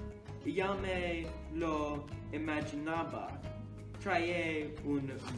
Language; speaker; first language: Spanish; non-native, learner; English